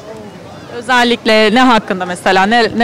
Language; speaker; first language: Turkish; native; Turkish